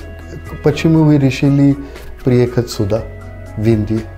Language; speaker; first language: Russian; non-native, learner; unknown